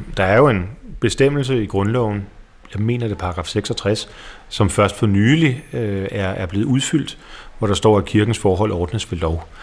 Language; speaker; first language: Danish; native; Danish